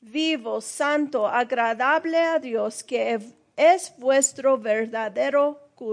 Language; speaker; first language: Spanish; early bilingual, heritage; Spanish